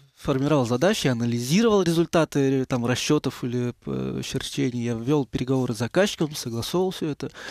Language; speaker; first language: Russian; native; Russian